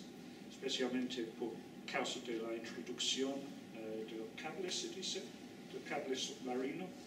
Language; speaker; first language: Spanish; non-native, fluent; English